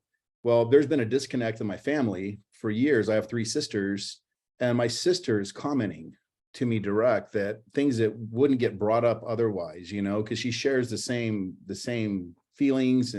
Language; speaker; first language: English; native; English